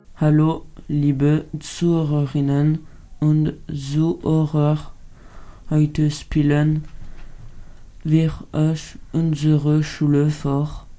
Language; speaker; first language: German; non-native, learner; French